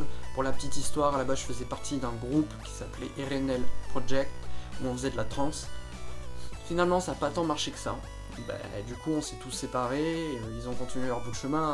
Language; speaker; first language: French; native; French